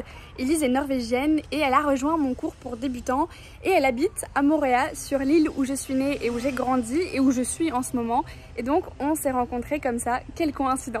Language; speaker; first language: French; native; French